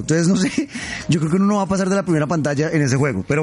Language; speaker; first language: Spanish; native; Spanish